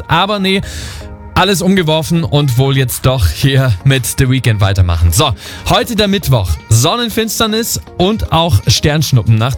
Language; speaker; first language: German; native; German